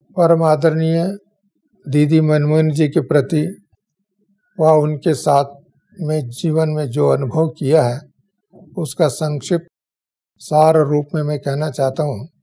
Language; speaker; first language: Hindi; non-native, local second language; Kannada